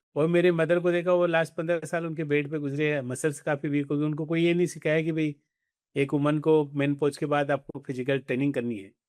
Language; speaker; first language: Hindi; native; Hindi